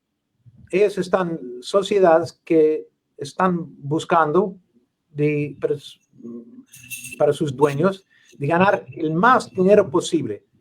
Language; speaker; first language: Spanish; non-native, learner; English